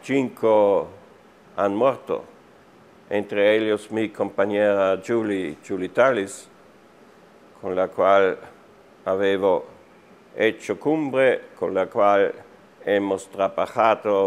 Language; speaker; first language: Spanish; non-native, fluent; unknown